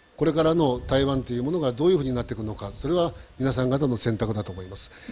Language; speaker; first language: Japanese; native; Japanese